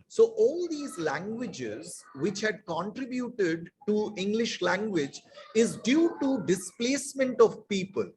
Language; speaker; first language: English; non-native, local second language; Bangla